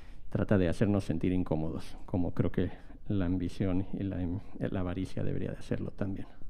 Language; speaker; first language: Spanish; native; Spanish